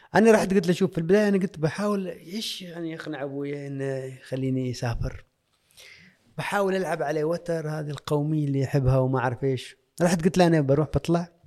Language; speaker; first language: Arabic; native; Arabic